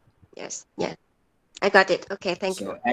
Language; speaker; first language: English; non-native, learner; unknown